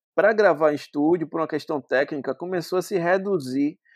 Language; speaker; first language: Portuguese; native; Portuguese